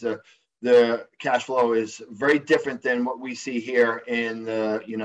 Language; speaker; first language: English; native; English